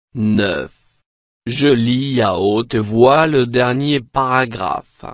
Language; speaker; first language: French; non-native, local second language; Arabic